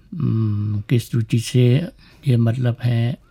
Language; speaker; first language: Hindi; non-native, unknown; Thai